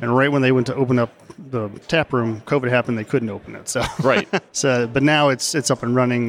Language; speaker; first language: English; native; English